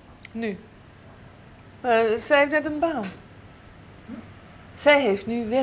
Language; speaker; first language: Dutch; native; Dutch